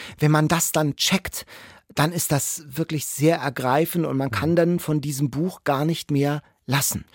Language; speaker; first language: German; native; German